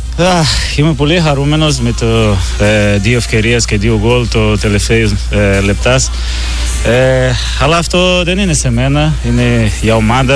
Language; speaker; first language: Greek; non-native, learner; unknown